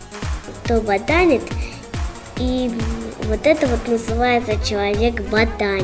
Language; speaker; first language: Russian; native; Russian